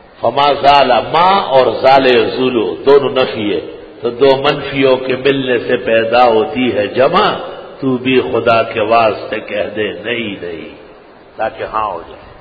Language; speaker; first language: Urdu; non-native, local second language; Pashto